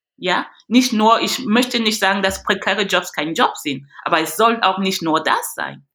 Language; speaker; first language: German; non-native, fluent; French